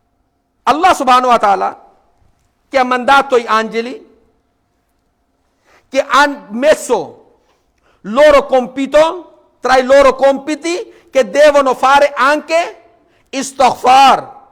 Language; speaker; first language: Italian; non-native, fluent; Urdu